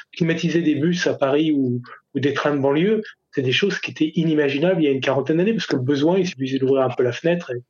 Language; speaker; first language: French; native; French